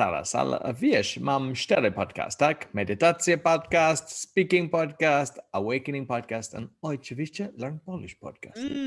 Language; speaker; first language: Polish; non-native, learner; English